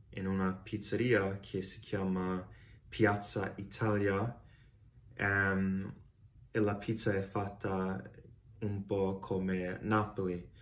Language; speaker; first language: Italian; non-native, fluent; English